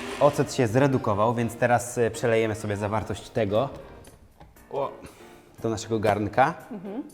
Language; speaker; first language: Polish; native; Polish